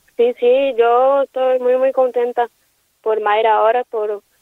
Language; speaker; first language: Spanish; non-native, learner; Portuguese